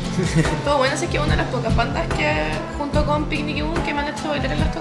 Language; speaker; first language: Spanish; native; Spanish